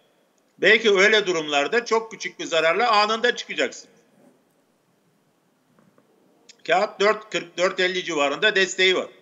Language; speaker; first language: Turkish; native; Turkish